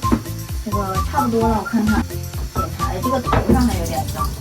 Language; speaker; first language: Chinese; native; Chinese